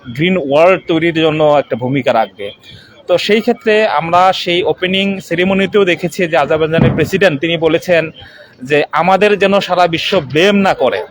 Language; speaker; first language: Bangla; non-native, local second language; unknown